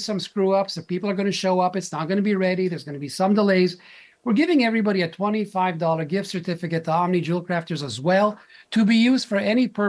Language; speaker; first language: English; native; English